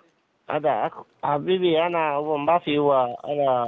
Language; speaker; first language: Arabic; non-native, learner; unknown